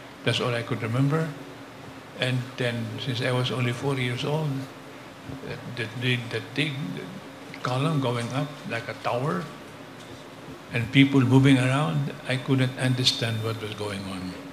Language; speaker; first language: English; non-native, local second language; Filipino